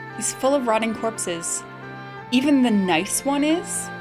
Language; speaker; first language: English; native; English